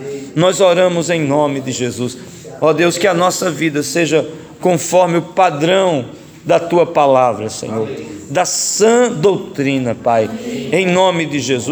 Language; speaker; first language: Portuguese; native; Portuguese